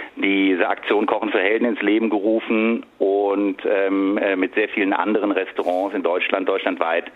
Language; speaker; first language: German; native; German